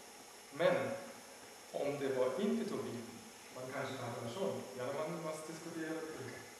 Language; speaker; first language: Swedish; non-native, learner; German